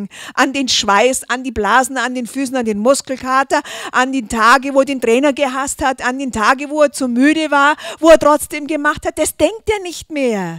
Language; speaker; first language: German; native; German